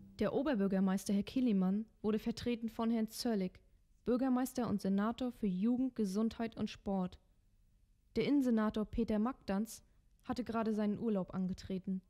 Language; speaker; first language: German; native; German